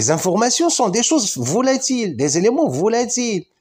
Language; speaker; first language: French; non-native, local second language; Arabic